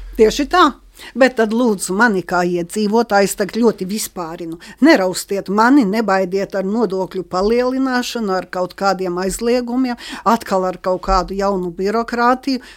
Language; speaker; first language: Latvian; native; Latvian